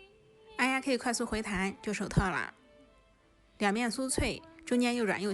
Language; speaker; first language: Chinese; native; Chinese